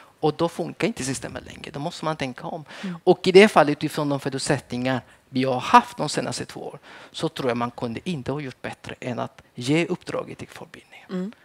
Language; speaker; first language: Swedish; early bilingual, other home language; Spanish